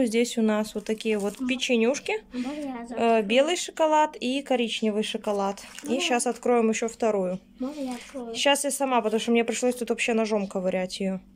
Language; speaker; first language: Russian; native; Russian